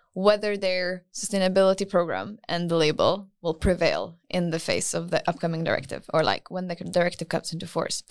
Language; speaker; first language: English; non-native, fluent; Lithuanian